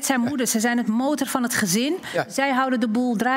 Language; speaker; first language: Dutch; native; Dutch